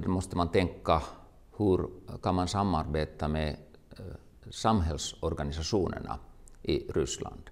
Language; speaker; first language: Swedish; non-native, local second language; Finnish